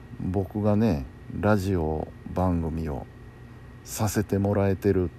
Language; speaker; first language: Japanese; native; Japanese